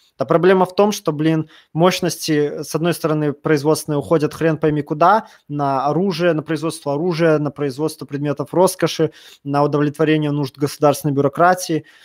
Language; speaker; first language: Russian; native; Russian